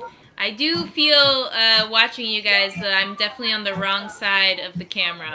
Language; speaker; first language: English; native; English